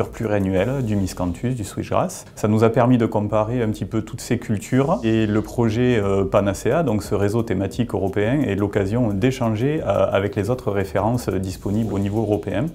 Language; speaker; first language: French; native; French